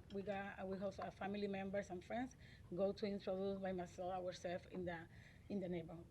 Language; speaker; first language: English; non-native, learner; Spanish